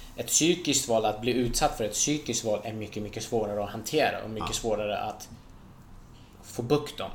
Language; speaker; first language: Swedish; early bilingual, other home language; Persian